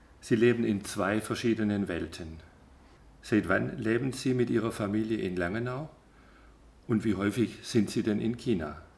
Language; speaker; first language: German; native; German